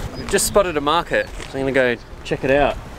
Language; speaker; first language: English; native; English